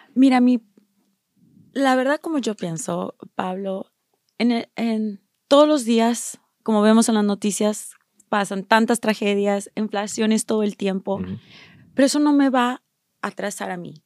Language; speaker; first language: Spanish; native; Spanish